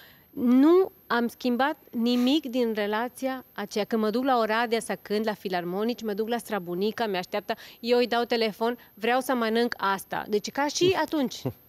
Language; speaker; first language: Romanian; non-native, fluent; Spanish